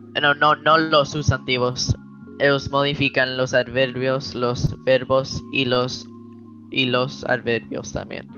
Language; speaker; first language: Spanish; early bilingual, heritage; Spanish